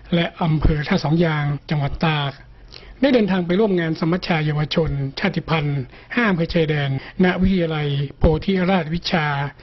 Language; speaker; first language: Thai; native; Thai